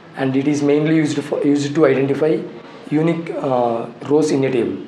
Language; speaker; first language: English; non-native, local second language; Telugu